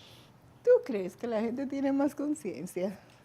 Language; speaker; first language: Spanish; native; Spanish